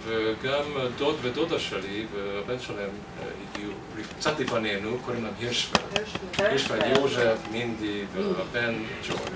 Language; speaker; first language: Hebrew; non-native, fluent; Hungarian